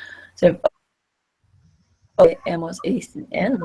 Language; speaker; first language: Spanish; non-native, fluent; English